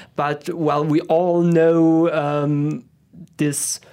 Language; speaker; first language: English; non-native, fluent; German